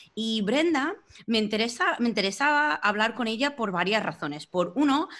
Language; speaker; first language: Spanish; non-native, fluent; English